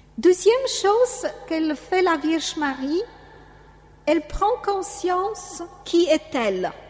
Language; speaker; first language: French; non-native, fluent; Polish